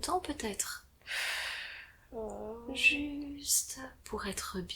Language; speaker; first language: French; native; French